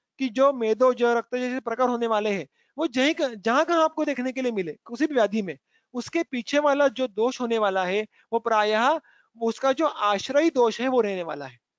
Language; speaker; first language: Hindi; non-native, local second language; Marathi